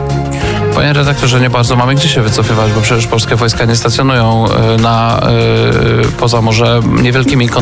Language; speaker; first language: Polish; native; Polish